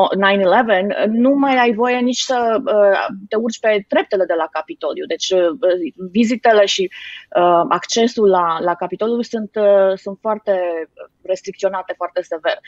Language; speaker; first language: Romanian; native; Romanian